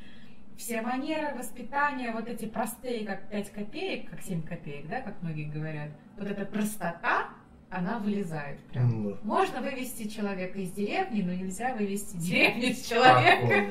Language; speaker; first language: Russian; native; Russian